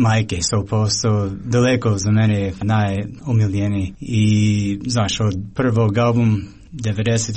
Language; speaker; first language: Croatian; non-native, fluent; English